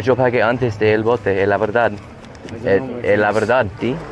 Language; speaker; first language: Spanish; non-native, learner; English